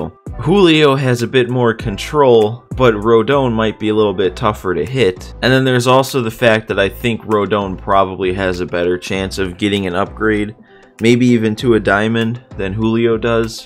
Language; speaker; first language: English; native; English